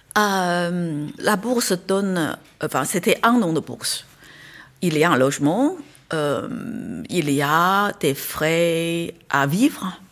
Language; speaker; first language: French; non-native, fluent; Chinese